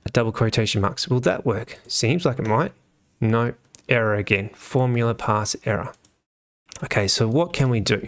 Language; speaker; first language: English; native; English